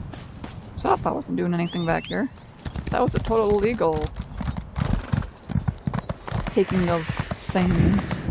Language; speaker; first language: English; native; English